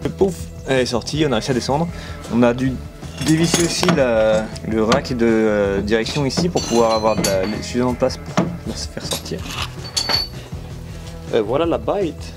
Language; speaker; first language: French; native; French